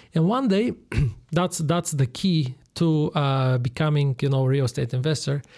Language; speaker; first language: English; non-native, fluent; Bulgarian